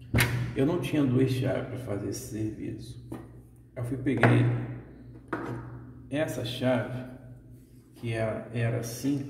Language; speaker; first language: Portuguese; native; Portuguese